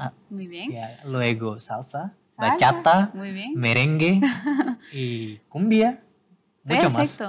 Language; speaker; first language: Spanish; non-native, learner; Indonesian